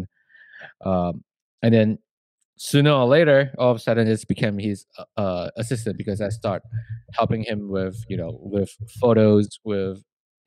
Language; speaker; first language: English; non-native, local second language; Chinese